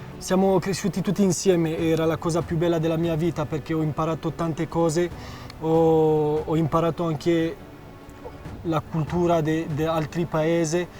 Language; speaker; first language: Italian; non-native, fluent; French